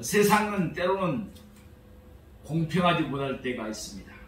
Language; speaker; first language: Korean; native; Korean